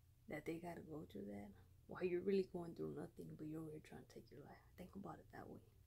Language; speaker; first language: English; early bilingual, other home language; Spanish